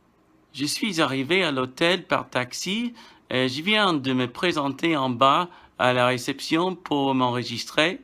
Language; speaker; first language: French; non-native, learner; English